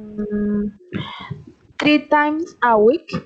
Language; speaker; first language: English; non-native, learner; Spanish